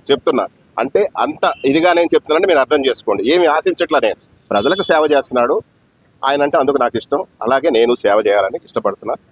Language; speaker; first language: Telugu; native; Telugu